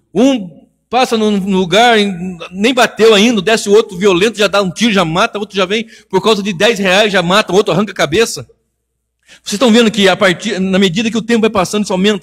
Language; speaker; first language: Portuguese; native; Portuguese